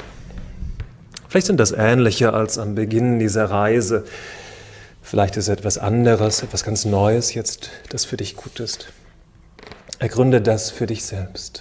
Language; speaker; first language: German; native; German